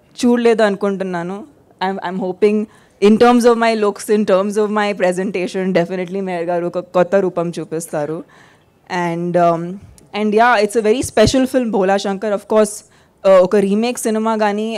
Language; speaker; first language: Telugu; non-native, fluent; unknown